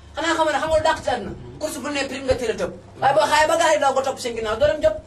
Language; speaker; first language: Wolof; non-native, local second language; Fula